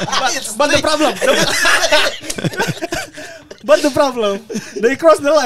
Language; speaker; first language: English; non-native, learner; Indonesian